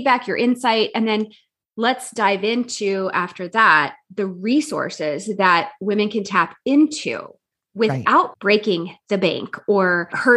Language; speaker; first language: English; native; English